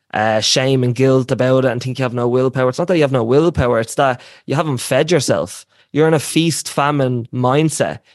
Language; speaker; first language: English; native; English